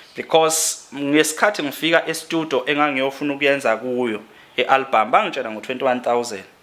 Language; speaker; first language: Zulu; native; Zulu